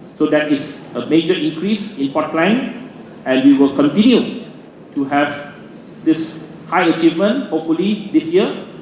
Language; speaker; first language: English; non-native, local second language; Malay